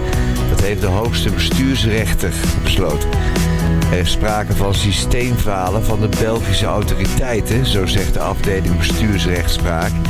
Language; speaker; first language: Dutch; native; Dutch